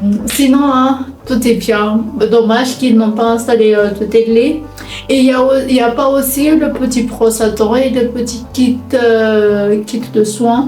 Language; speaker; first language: French; non-native, local second language; Malagasy